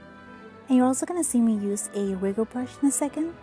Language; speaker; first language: English; non-native, fluent; Spanish